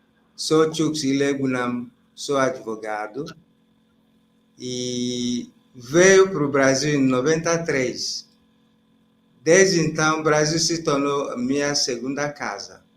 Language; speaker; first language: Portuguese; non-native, fluent; Igbo